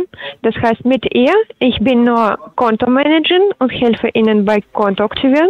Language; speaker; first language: German; non-native, learner; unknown